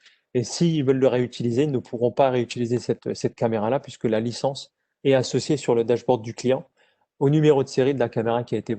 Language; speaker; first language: French; native; French